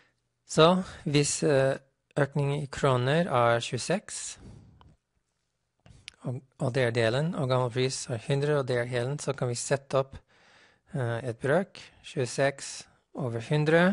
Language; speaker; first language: Norwegian; non-native, fluent; English